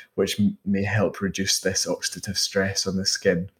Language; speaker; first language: English; native; English